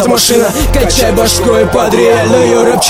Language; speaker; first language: Russian; native; Russian